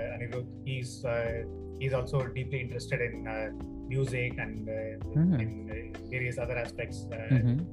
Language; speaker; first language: English; non-native, local second language; Tamil